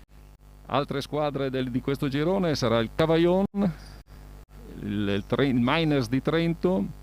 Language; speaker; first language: Italian; native; Italian